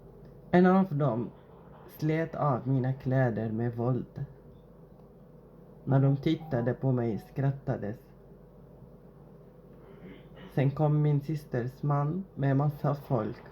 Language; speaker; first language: Swedish; non-native, fluent; Arabic